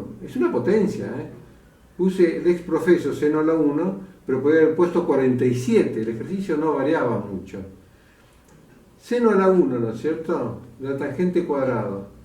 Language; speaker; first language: Spanish; native; Spanish